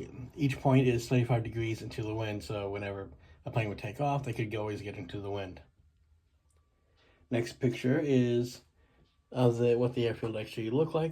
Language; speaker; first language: English; native; English